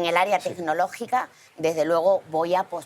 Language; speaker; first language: Spanish; native; Spanish